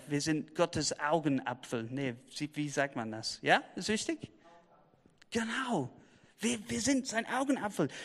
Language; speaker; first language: German; non-native, fluent; English